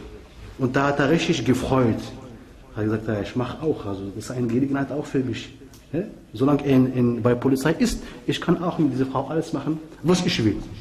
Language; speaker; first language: German; non-native, fluent; Arabic